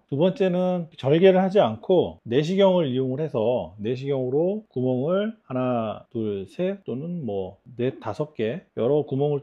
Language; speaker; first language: Korean; native; Korean